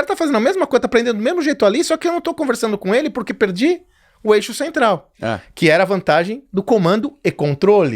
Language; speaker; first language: Portuguese; native; Portuguese